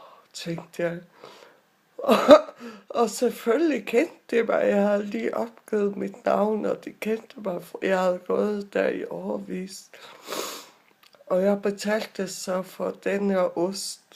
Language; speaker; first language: Danish; non-native, local second language; Faroese